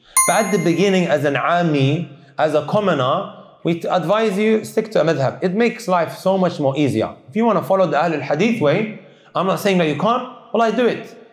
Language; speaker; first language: English; native; English